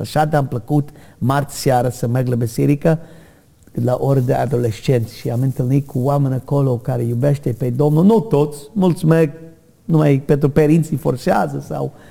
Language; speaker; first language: Romanian; non-native, learner; English